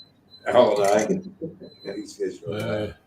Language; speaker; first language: English; native; English